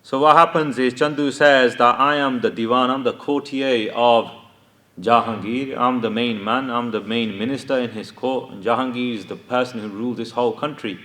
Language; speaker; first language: English; early bilingual, other home language; Punjabi